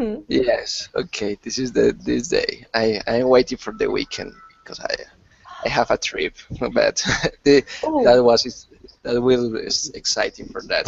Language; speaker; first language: English; non-native, learner; Spanish